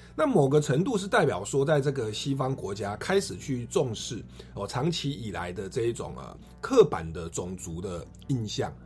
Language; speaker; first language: Chinese; non-native, local second language; Min Nan Chinese